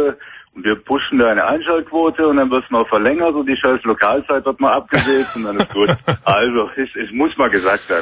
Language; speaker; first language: German; native; German